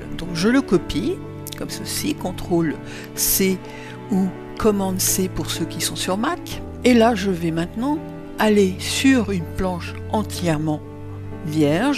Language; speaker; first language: French; native; French